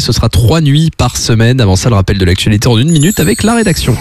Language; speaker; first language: French; native; French